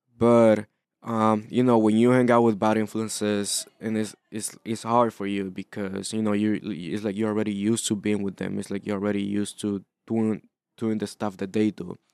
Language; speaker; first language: English; early bilingual, other home language; Spanish